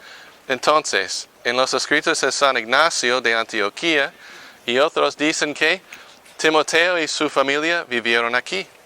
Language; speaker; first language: Spanish; non-native, fluent; English